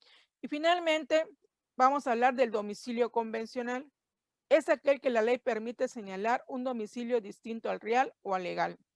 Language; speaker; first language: Spanish; native; Spanish